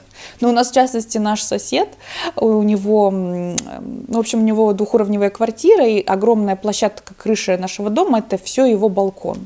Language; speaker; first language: Russian; native; Russian